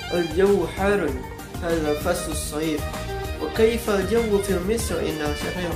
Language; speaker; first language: Arabic; non-native, learner; Indonesian